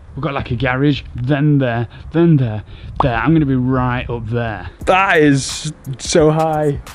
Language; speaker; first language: English; native; English